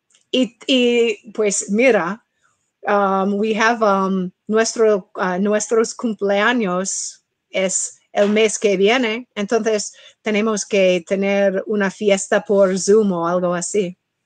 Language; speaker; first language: Spanish; non-native, fluent; English